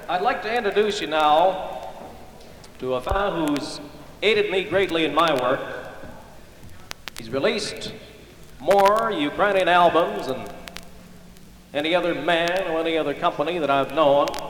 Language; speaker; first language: English; early bilingual, other home language; Ukrainian